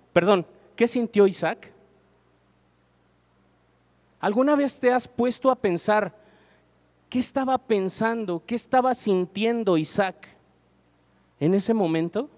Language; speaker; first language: Spanish; native; Spanish